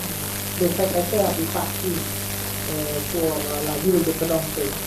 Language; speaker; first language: French; non-native, learner; Khmer